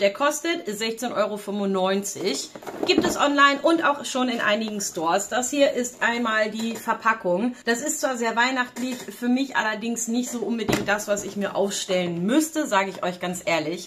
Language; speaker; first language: German; native; German